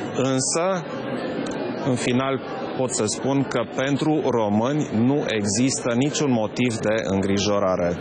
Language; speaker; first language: Romanian; non-native, local second language; German